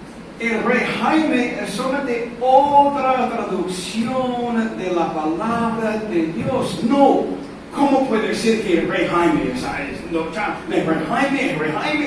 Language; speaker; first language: Spanish; non-native, fluent; English